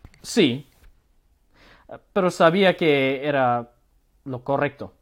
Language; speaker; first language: Spanish; non-native, learner; Korean